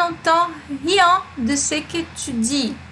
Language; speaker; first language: French; non-native, fluent; Portuguese